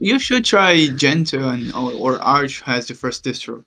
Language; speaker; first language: English; non-native, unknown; Portuguese